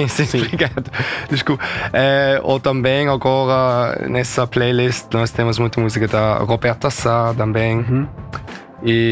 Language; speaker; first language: Portuguese; early bilingual, heritage; German